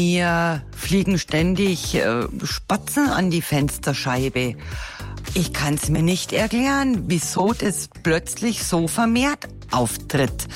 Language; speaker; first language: German; native; German